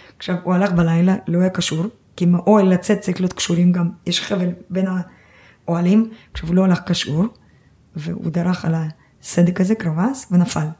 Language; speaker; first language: Hebrew; early bilingual, other home language; Russian